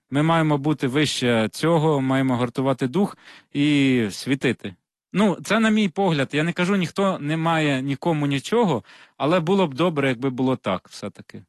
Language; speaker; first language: Ukrainian; non-native, local second language; Russian